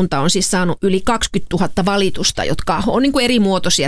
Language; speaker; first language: Finnish; native; Finnish